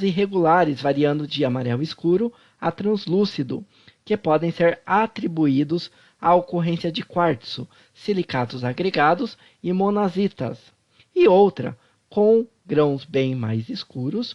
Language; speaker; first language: Portuguese; native; Portuguese